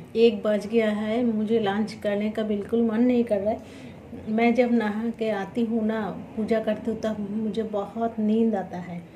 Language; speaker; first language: Hindi; non-native, local second language; Bangla